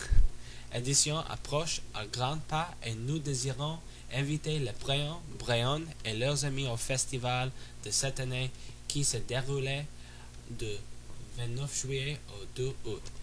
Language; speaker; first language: French; non-native, learner; English